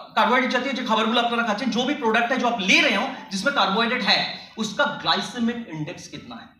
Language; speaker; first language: Hindi; non-native, local second language; Bangla